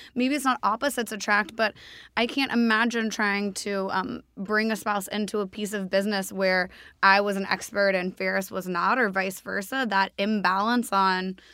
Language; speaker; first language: English; native; English